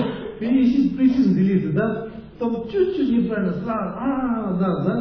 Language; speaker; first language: Russian; non-native, learner; Tibetan